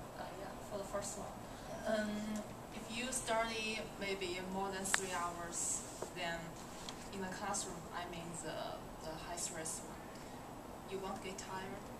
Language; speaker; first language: English; non-native, learner; Chinese